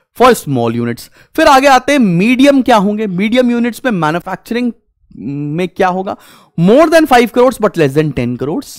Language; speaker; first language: Hindi; native; Hindi